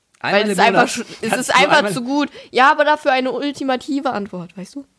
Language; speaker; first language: German; native; German